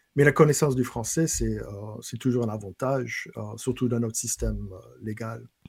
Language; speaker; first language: French; non-native, local second language; English